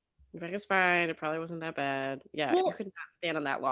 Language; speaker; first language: English; native; English